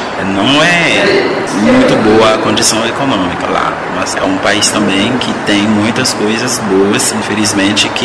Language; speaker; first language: Portuguese; non-native, fluent; Haitian Creole